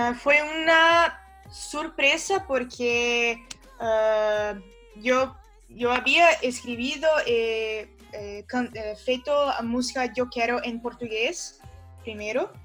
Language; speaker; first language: Spanish; non-native, learner; Portuguese